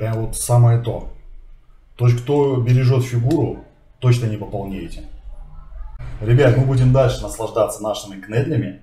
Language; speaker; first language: Russian; native; Russian